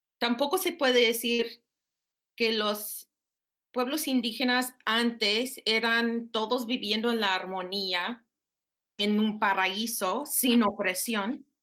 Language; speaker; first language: Spanish; non-native, fluent; English